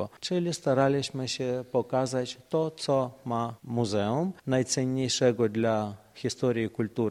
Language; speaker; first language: Polish; non-native, fluent; Ukrainian